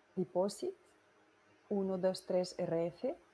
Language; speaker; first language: Spanish; non-native, fluent; Russian